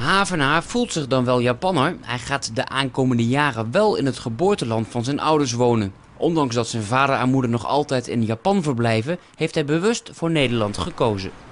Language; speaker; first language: Dutch; native; Dutch